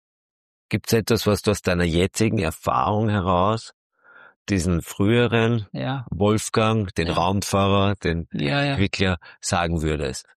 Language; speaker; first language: German; native; German